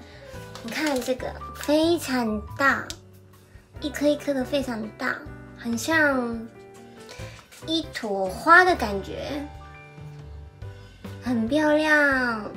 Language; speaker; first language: Chinese; early bilingual, heritage; Japanese